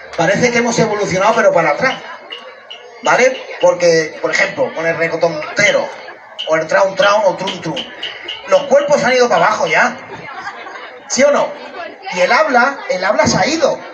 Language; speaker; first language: Spanish; native; Spanish